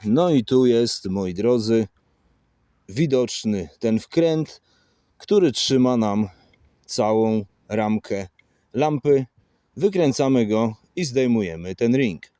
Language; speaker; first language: Polish; native; Polish